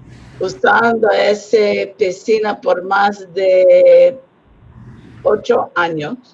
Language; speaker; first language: Spanish; non-native, learner; English